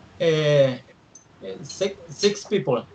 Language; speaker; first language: English; non-native, learner; Spanish